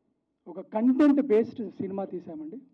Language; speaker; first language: Telugu; native; Telugu